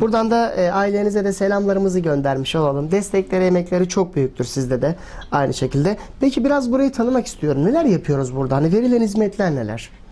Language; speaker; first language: Turkish; native; Turkish